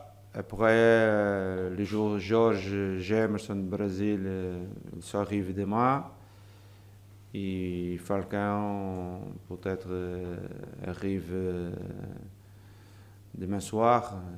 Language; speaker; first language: French; non-native, learner; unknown